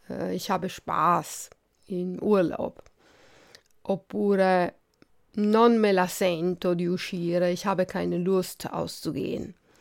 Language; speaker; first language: German; non-native, fluent; Italian